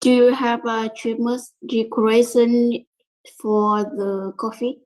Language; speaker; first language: English; non-native, learner; Vietnamese